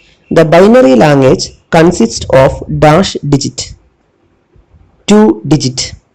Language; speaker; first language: English; non-native, local second language; Malayalam